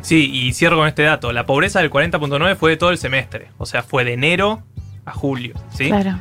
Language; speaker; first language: Spanish; native; Spanish